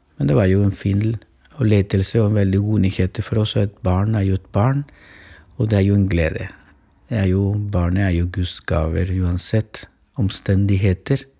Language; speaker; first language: Norwegian; non-native, fluent; Spanish